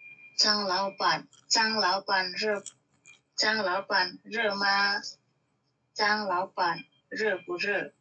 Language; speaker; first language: Chinese; non-native, learner; Indonesian